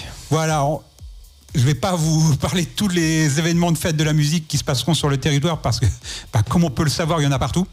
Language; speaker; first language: French; native; French